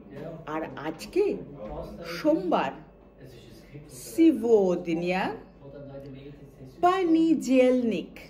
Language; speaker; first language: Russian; non-native, fluent; Bangla